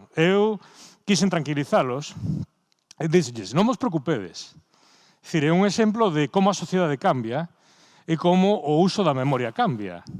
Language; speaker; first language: Galician; native; Galician